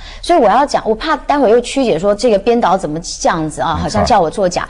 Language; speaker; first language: Chinese; native; Chinese